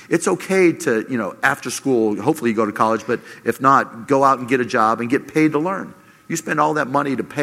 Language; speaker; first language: English; native; English